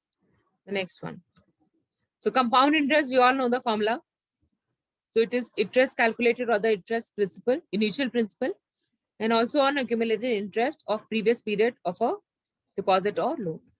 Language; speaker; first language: English; non-native, local second language; Hindi